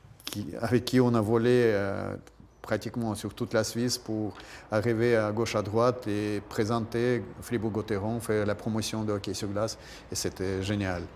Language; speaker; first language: French; non-native, fluent; Russian